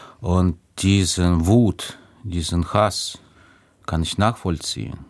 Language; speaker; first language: German; non-native, fluent; Russian